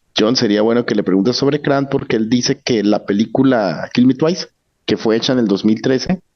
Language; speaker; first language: Spanish; native; Spanish